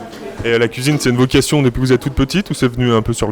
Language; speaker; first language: French; native; French